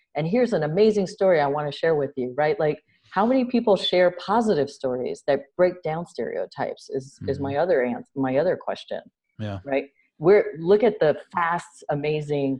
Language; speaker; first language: English; native; English